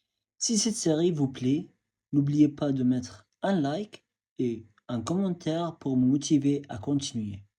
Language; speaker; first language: French; non-native, fluent; Arabic